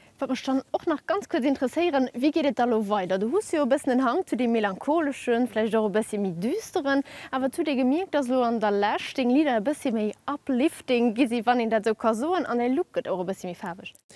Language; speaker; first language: German; non-native, local second language; Luxembourgish